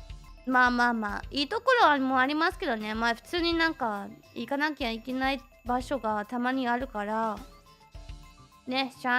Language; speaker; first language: Japanese; non-native, fluent; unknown